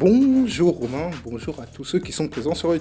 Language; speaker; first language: French; native; French